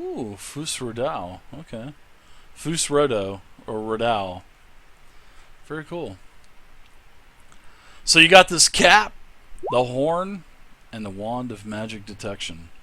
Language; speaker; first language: English; native; English